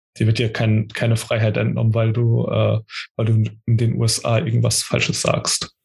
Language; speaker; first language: German; early bilingual, other home language; Portuguese